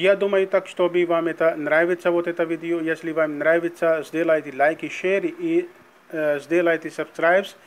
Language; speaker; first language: Russian; non-native, learner; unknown